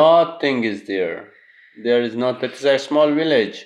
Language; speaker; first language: English; non-native, learner; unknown